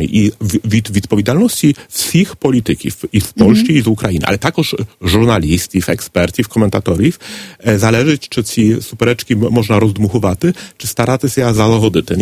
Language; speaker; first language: Polish; non-native, learner; Ukrainian